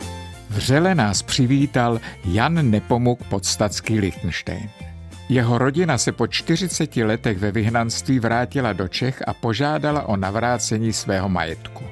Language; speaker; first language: Czech; native; Czech